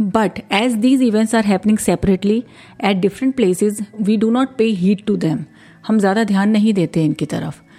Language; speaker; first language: Hindi; native; Hindi